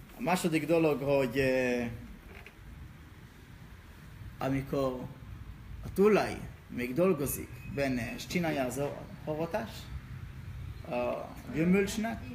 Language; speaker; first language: Hungarian; non-native, learner; Hebrew